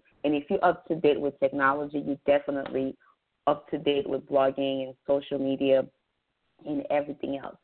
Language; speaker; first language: English; non-native, fluent; Haitian Creole